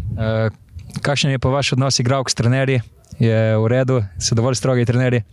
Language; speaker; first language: Slovenian; native; Slovenian